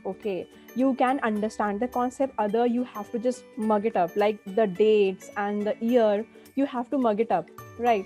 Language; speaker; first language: English; non-native, local second language; Hindi